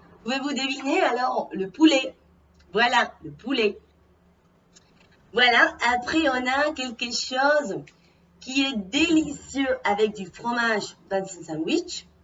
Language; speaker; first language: French; non-native, fluent; Spanish